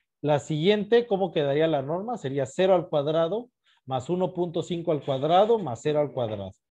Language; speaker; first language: Spanish; native; Spanish